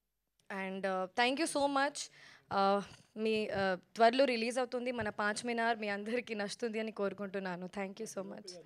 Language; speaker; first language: Telugu; non-native, local second language; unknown